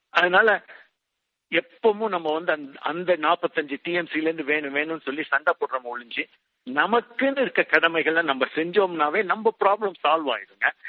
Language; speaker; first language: Tamil; native; Tamil